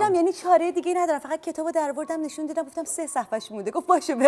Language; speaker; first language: Persian; native; Persian